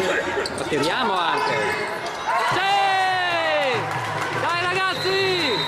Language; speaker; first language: Italian; native; Italian